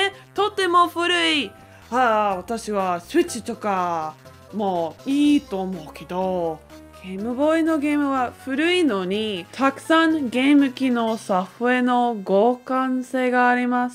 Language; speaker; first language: Japanese; non-native, learner; English